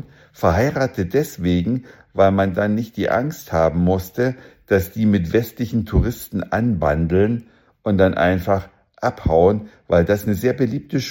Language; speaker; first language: German; native; German